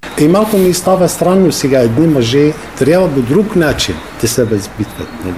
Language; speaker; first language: Bulgarian; non-native, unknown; Arabic